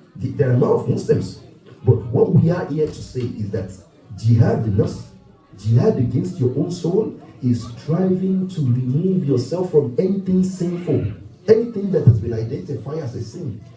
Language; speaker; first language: English; non-native, local second language; Yoruba